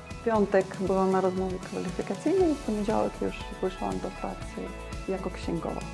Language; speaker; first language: Polish; non-native, fluent; Ukrainian